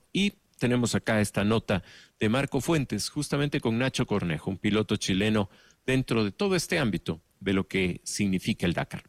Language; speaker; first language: Spanish; native; Spanish